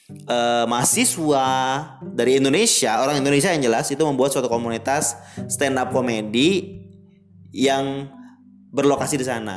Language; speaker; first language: Indonesian; native; Indonesian